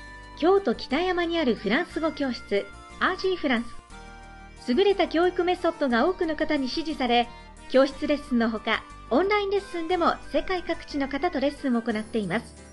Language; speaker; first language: Japanese; native; Japanese